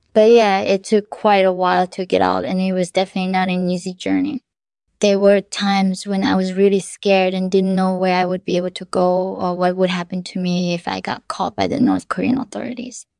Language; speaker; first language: English; non-native, fluent; Korean